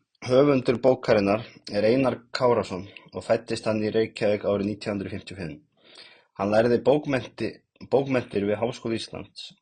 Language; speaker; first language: Icelandic; native; Icelandic